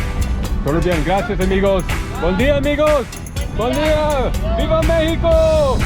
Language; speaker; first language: Spanish; non-native, learner; English